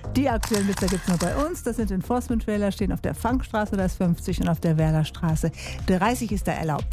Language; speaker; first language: German; native; German